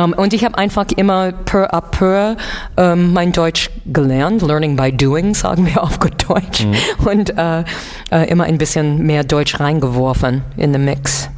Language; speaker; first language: German; non-native, fluent; English